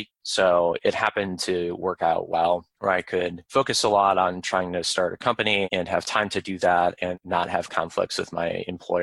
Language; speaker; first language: English; native; English